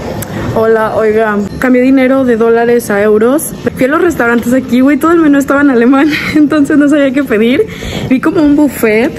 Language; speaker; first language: Spanish; early bilingual, heritage; Spanish